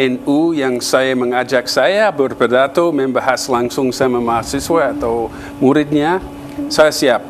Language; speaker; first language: Indonesian; non-native, fluent; English